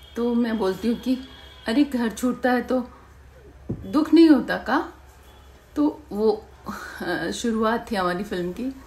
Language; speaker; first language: Hindi; native; Hindi